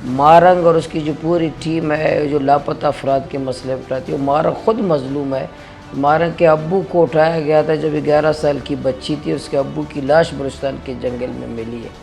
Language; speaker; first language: Urdu; non-native, local second language; Baluchi